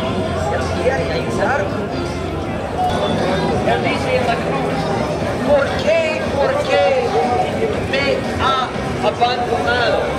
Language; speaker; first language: Spanish; non-native, learner; English